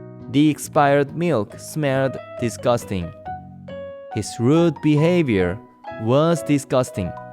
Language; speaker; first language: English; non-native, fluent; Korean